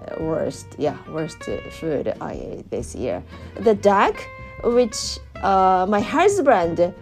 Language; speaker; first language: English; non-native, learner; Japanese